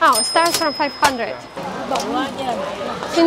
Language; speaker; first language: English; non-native, learner; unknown